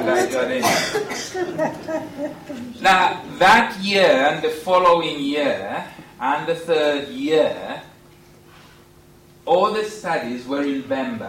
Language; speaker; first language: English; non-native, local second language; Bemba